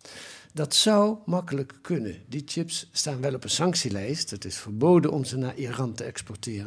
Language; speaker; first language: Dutch; native; Dutch